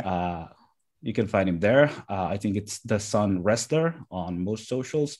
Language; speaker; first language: English; non-native, fluent; Finnish